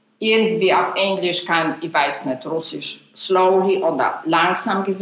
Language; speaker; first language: German; non-native, fluent; Polish